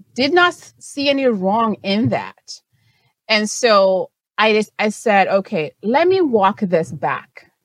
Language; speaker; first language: English; non-native, local second language; Shona